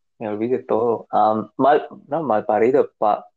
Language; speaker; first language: Spanish; non-native, learner; English